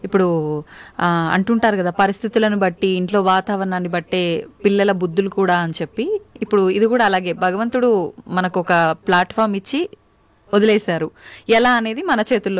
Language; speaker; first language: Telugu; native; Telugu